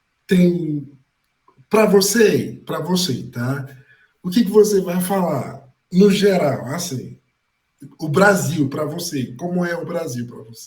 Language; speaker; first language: Portuguese; non-native, fluent; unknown